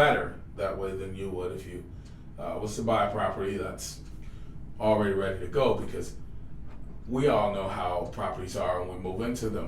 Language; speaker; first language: English; native; English